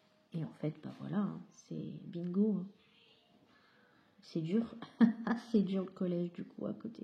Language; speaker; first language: French; native; French